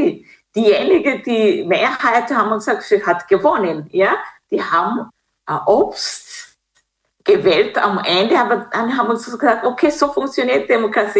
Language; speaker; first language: German; non-native, fluent; Kinyarwanda